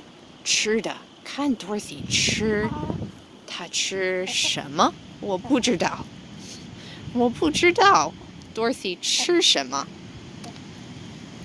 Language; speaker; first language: Chinese; non-native, fluent; English